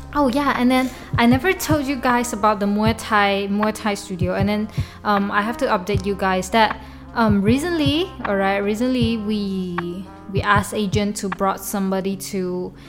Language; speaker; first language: English; non-native, local second language; Chinese